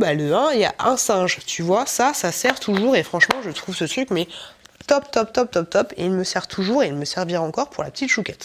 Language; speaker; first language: French; native; French